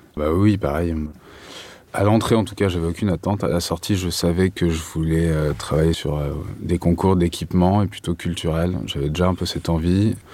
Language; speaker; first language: French; native; French